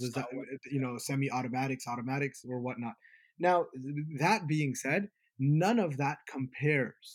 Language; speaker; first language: English; native; English